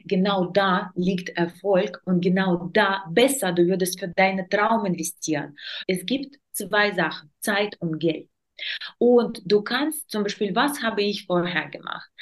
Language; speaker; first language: German; non-native, learner; Russian